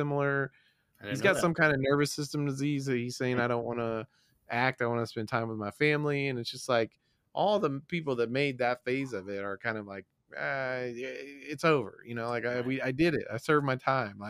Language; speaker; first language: English; native; English